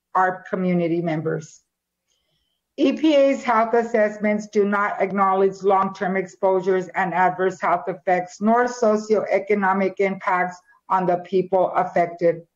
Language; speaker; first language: English; native; English